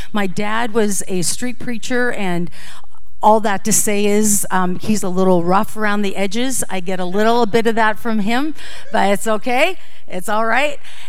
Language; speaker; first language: English; early bilingual, other home language; Dutch